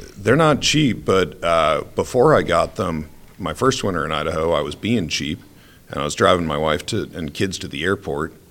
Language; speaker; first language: English; native; English